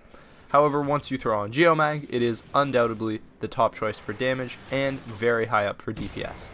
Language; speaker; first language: English; native; English